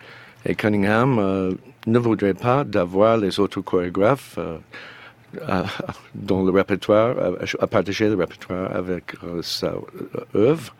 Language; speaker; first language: French; non-native, learner; English